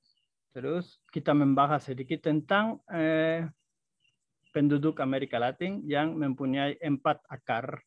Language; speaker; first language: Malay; non-native, fluent; Spanish